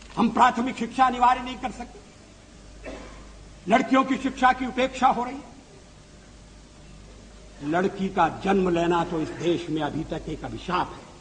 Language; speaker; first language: Hindi; native; Hindi